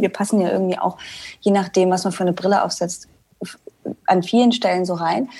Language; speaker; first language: German; native; German